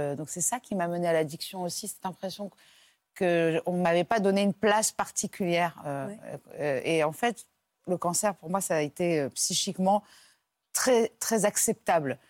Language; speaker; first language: French; native; French